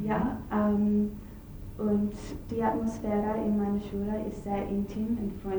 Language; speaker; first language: German; non-native, learner; English